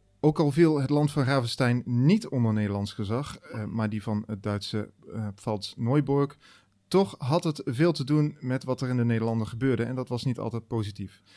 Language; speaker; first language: Dutch; native; Dutch